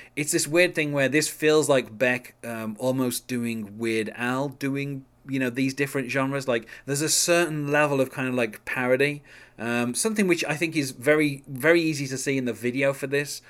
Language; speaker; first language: English; native; English